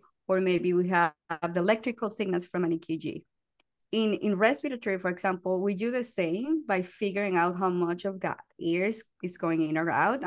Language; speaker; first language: English; non-native, fluent; Spanish